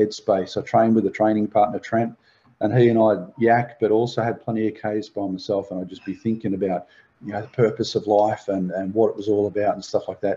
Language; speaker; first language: English; native; English